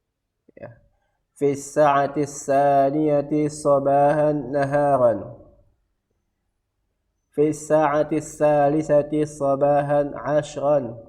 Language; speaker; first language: Arabic; non-native, fluent; Indonesian